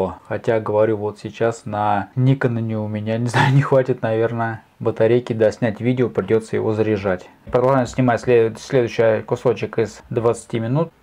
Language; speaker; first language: Russian; native; Russian